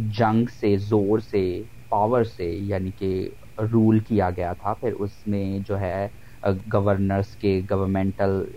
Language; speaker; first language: Urdu; non-native, local second language; Punjabi